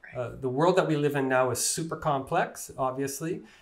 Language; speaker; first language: English; native; English